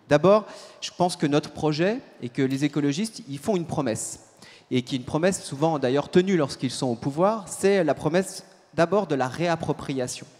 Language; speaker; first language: French; native; French